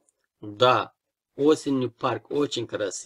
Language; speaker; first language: Russian; non-native, fluent; Turkish